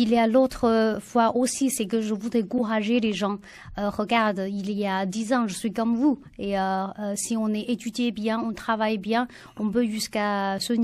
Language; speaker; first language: French; non-native, learner; Chinese